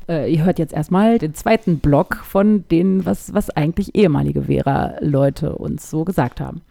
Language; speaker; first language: German; native; German